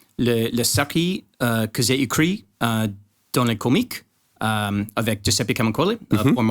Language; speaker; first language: French; non-native, learner; English